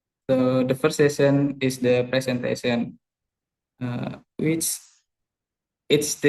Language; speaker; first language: English; non-native, learner; Indonesian